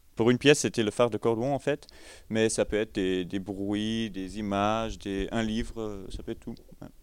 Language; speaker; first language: French; non-native, fluent; German